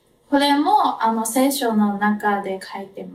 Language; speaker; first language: Japanese; non-native, fluent; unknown